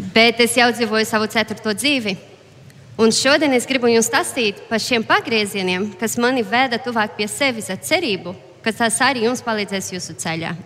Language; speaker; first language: Latvian; non-native, fluent; Portuguese